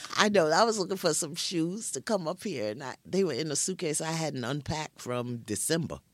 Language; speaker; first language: English; native; English